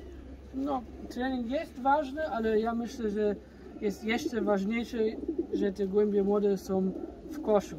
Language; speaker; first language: Polish; early bilingual, heritage; German